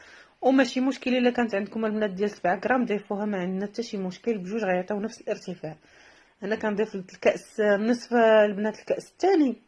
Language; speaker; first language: Arabic; native; Arabic